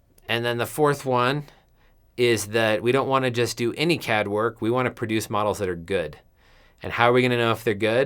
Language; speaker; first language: English; native; English